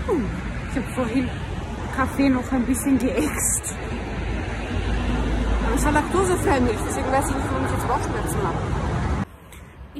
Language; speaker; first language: German; early bilingual, heritage; German